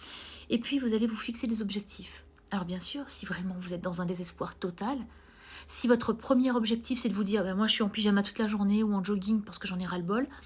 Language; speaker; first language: French; native; French